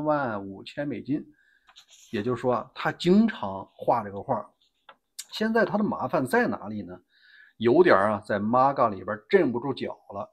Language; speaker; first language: Chinese; native; Chinese